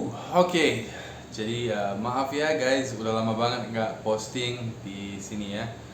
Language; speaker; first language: Indonesian; non-native, fluent; English